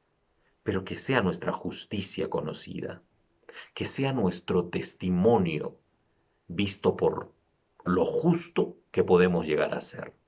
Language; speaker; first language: Spanish; native; Spanish